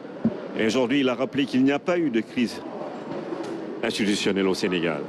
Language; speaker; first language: French; non-native, local second language; Wolof